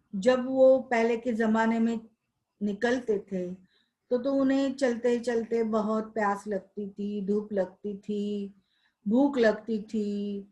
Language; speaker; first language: Hindi; non-native, local second language; Marathi